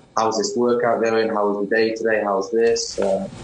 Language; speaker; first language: English; native; English